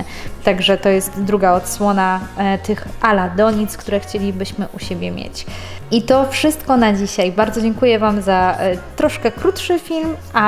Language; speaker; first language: Polish; native; Polish